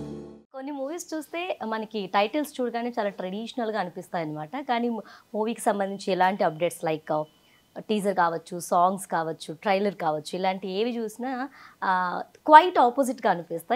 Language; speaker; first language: Telugu; native; Telugu